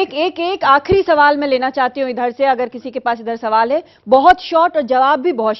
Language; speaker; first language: Hindi; native; Hindi